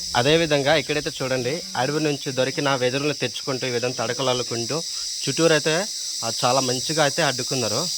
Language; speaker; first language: Telugu; non-native, local second language; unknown